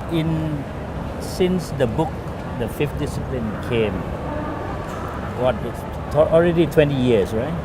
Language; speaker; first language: English; non-native, fluent; Thai